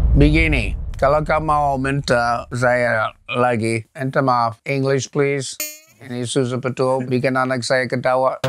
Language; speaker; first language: Malay; non-native, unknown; English